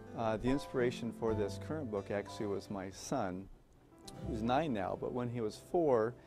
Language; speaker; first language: English; native; English